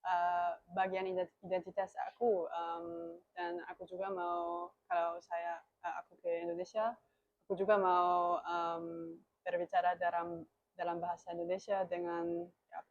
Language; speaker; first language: Indonesian; non-native, learner; German